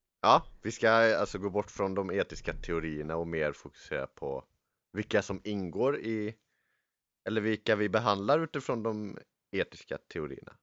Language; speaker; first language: Swedish; native; Swedish